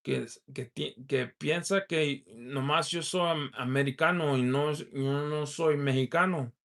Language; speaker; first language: Spanish; early bilingual, heritage; Spanish